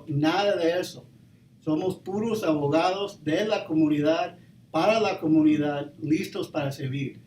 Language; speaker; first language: Spanish; early bilingual, heritage; Spanish